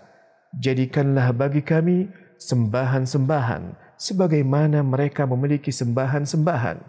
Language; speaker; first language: Indonesian; native; Indonesian